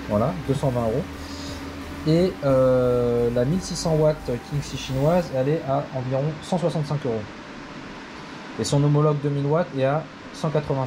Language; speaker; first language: French; native; French